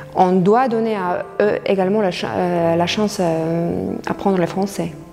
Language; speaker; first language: French; non-native, fluent; Latvian